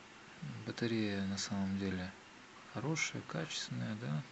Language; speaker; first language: Russian; native; Russian